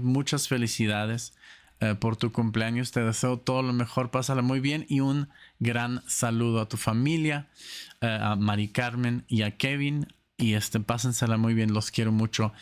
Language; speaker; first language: Spanish; non-native, fluent; English